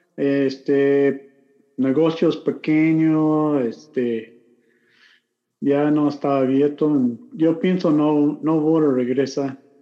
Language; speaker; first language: Spanish; non-native, learner; English